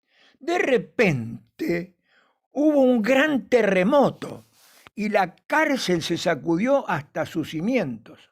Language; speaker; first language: Spanish; native; Spanish